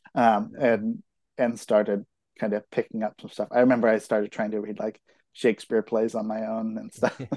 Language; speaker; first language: English; native; English